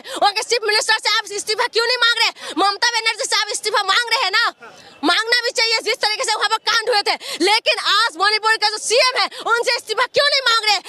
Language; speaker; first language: Hindi; non-native, local second language; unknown